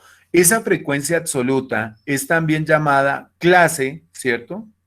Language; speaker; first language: Spanish; native; Spanish